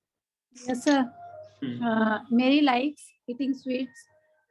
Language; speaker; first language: English; non-native, learner; Hindi